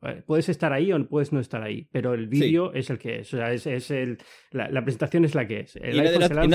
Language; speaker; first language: Spanish; native; Spanish